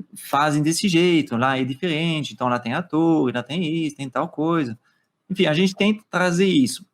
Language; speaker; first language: Portuguese; non-native, fluent; French